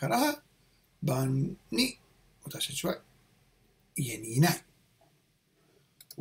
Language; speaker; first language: Japanese; non-native, learner; English